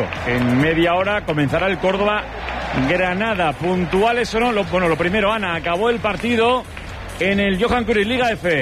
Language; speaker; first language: Spanish; native; Spanish